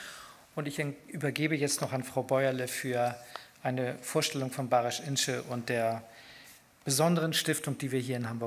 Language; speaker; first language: German; native; German